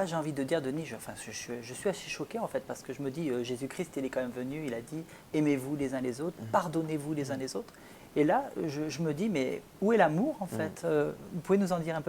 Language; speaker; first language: French; native; French